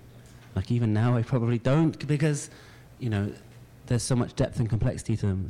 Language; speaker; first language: English; native; English